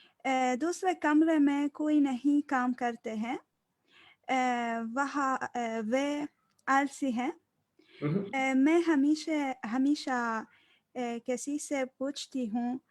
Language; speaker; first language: Hindi; non-native, learner; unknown